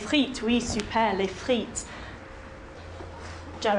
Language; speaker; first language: French; non-native, fluent; English